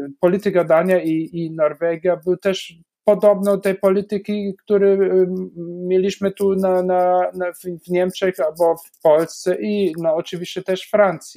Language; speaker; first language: Polish; non-native, fluent; German